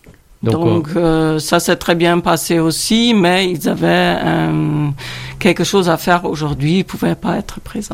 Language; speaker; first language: French; non-native, fluent; German